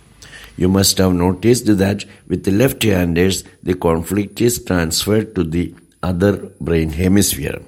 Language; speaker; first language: English; non-native, local second language; Malayalam